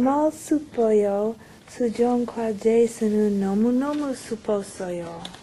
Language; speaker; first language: Korean; non-native, learner; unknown